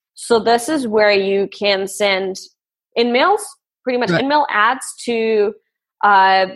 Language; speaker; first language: English; non-native, fluent; German